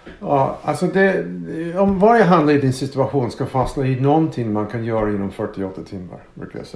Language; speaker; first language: Swedish; non-native, fluent; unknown